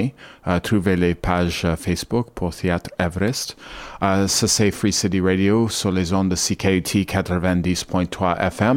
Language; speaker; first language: French; non-native, learner; English